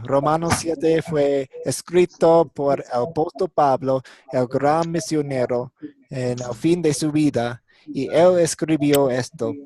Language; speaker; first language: Spanish; non-native, fluent; English